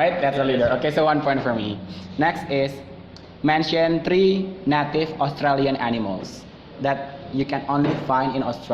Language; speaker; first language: English; non-native, fluent; Indonesian